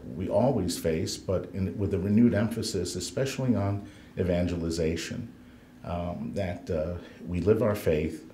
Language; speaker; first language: English; native; English